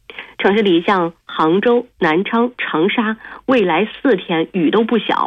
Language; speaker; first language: Chinese; native; Chinese